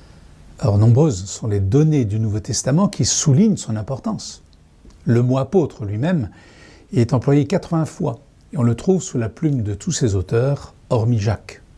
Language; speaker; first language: French; native; French